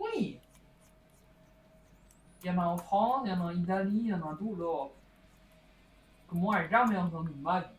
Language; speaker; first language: French; non-native, learner; Chinese